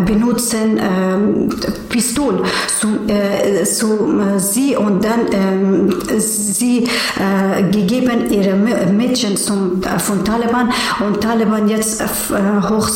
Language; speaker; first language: German; non-native, learner; Persian